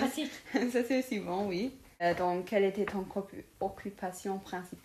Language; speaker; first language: French; non-native, local second language; Luxembourgish